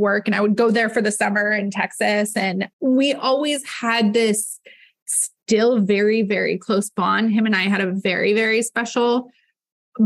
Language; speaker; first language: English; native; English